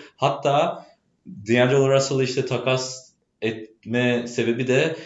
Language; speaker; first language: Turkish; early bilingual, heritage; Turkish